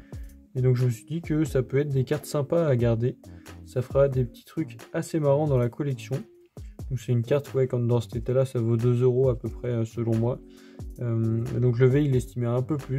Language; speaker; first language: French; native; French